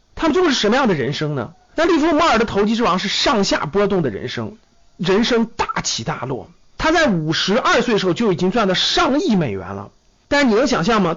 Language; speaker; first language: Chinese; native; Chinese